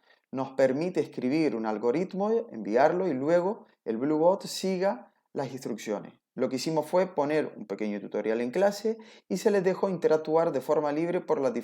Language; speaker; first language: Spanish; native; Spanish